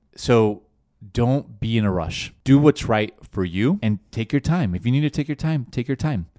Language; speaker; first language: English; early bilingual, other home language; Spanish